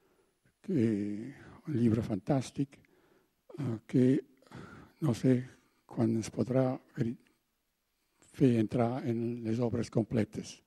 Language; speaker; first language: Catalan; non-native, fluent; German